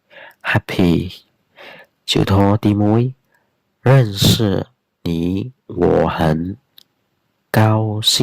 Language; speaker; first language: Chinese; non-native, fluent; Khmer